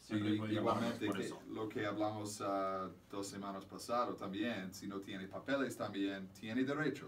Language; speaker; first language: Spanish; non-native, fluent; English